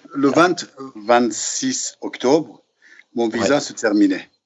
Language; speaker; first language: French; non-native, fluent; Persian